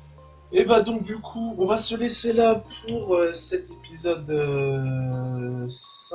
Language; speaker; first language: French; native; French